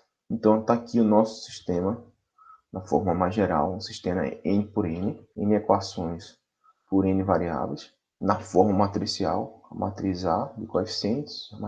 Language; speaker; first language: Portuguese; native; Portuguese